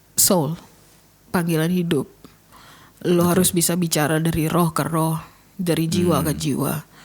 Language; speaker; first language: Indonesian; native; Indonesian